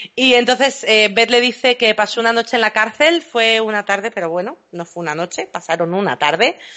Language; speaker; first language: Spanish; native; Spanish